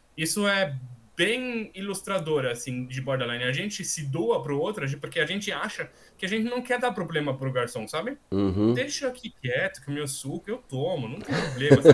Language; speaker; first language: Portuguese; non-native, fluent; German